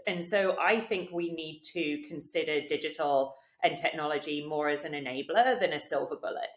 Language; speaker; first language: English; native; English